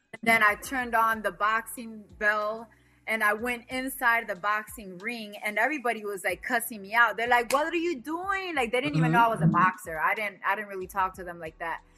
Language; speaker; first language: English; early bilingual, other home language; Spanish